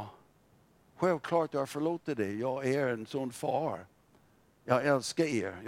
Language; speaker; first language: Swedish; non-native, fluent; English